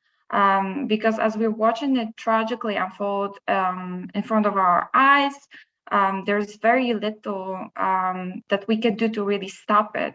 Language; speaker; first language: English; non-native, fluent; Polish